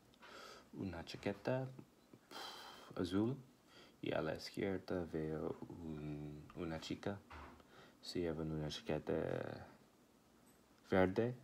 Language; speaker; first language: Spanish; non-native, learner; English